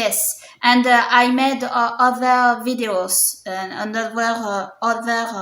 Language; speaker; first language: English; non-native, learner; French